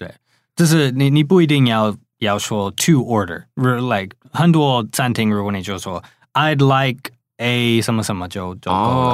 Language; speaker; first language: Chinese; non-native, fluent; English